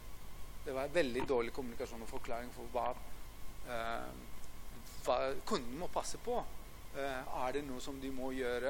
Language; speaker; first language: Norwegian; non-native, fluent; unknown